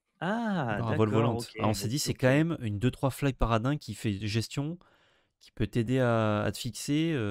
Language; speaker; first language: French; native; French